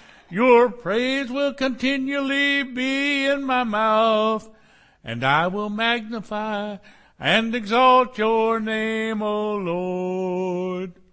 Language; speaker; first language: English; native; English